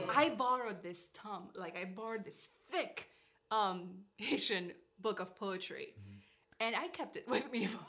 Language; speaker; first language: English; non-native, fluent; Haitian Creole